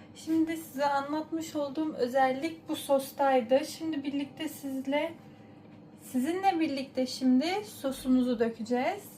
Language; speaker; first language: Turkish; early bilingual, heritage; Turkish